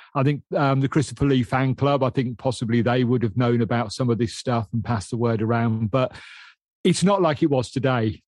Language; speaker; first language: English; native; English